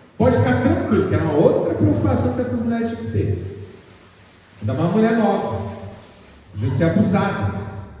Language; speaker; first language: Portuguese; native; Portuguese